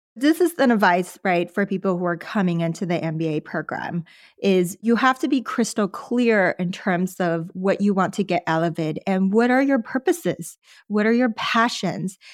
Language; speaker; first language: English; early bilingual, other home language; Chinese